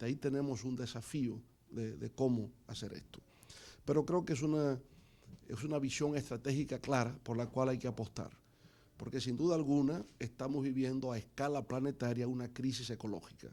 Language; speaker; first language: Spanish; native; Spanish